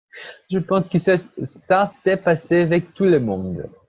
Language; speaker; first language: French; non-native, fluent; Portuguese